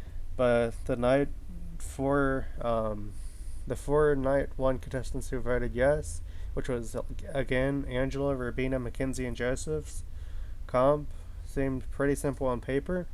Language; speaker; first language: English; native; English